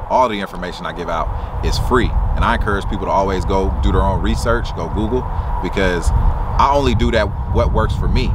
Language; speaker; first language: English; native; English